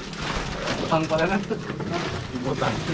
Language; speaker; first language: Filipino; non-native, local second language; Cebuano